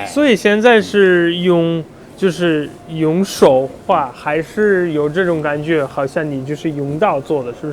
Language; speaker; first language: Chinese; non-native, fluent; Russian